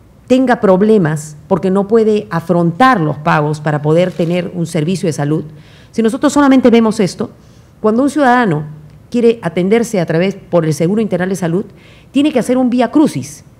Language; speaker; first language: Spanish; native; Spanish